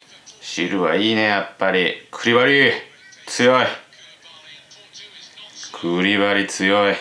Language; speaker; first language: Japanese; native; Japanese